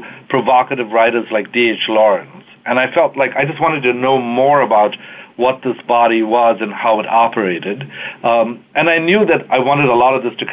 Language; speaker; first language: English; native; English